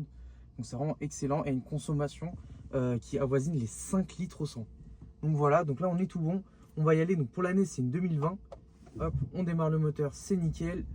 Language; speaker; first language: French; native; French